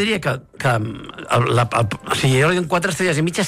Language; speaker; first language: Catalan; native; Catalan